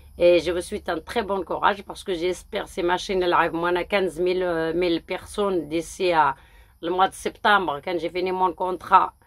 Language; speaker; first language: French; early bilingual, other home language; Arabic